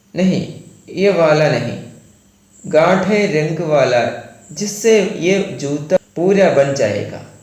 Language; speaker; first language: Hindi; non-native, local second language; Malayalam